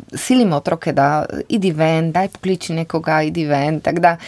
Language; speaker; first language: Slovenian; non-native, fluent; Slovak